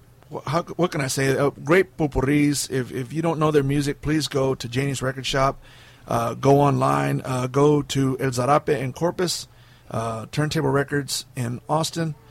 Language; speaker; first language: English; early bilingual, other home language; Spanish